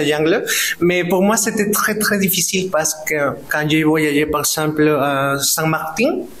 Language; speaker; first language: French; non-native, fluent; Spanish